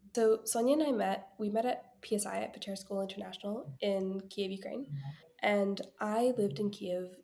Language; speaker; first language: English; early bilingual, other home language; Ukrainian